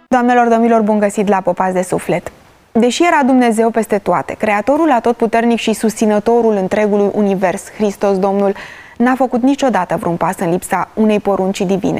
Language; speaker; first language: Romanian; native; Romanian